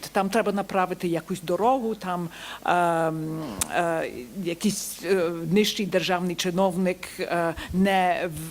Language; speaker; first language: Ukrainian; early bilingual, heritage; Ukrainian